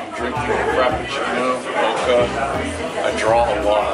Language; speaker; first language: English; native; English